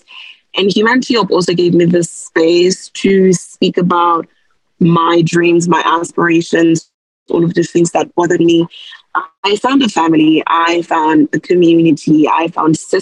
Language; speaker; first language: English; non-native, local second language; Yoruba